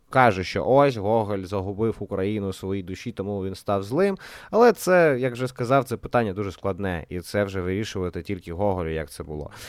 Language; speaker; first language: Ukrainian; native; Ukrainian